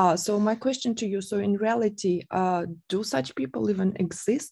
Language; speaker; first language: English; non-native, fluent; Russian